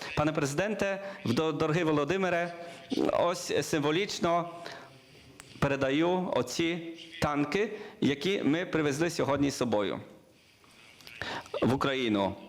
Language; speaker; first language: Ukrainian; non-native, learner; Polish